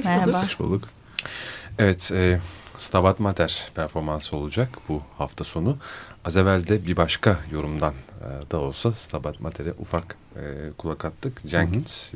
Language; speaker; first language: Turkish; native; Turkish